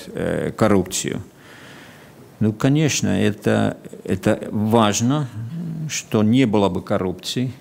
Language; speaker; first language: Russian; non-native, fluent; Finnish